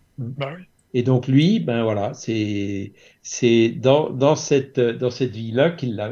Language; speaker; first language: French; native; French